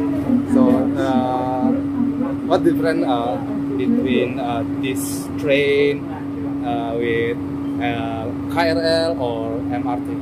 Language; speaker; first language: English; non-native, learner; Indonesian